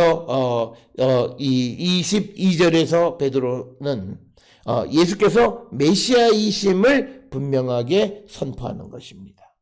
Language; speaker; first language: Korean; native; Korean